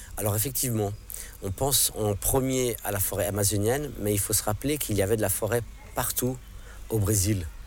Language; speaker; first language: French; non-native, local second language; English